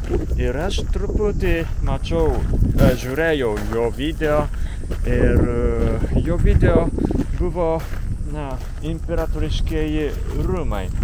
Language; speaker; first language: Lithuanian; non-native, fluent; Japanese